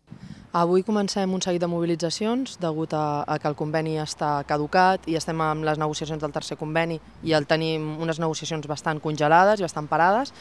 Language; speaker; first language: Catalan; native; Catalan